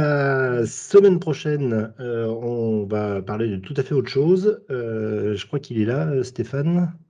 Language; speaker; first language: French; native; French